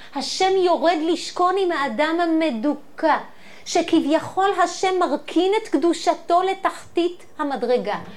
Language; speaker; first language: Hebrew; native; Hebrew